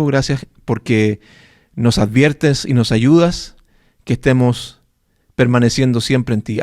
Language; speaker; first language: Spanish; native; Spanish